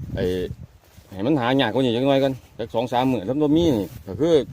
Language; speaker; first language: Thai; native; Thai